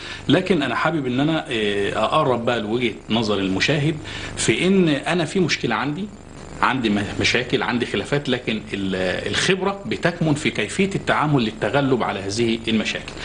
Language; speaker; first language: Arabic; native; Arabic